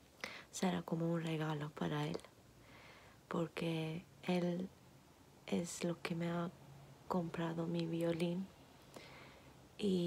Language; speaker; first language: Spanish; non-native, fluent; Turkish